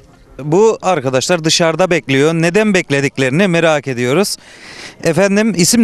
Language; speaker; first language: Turkish; native; Turkish